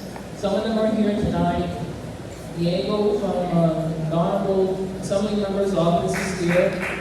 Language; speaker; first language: English; native; English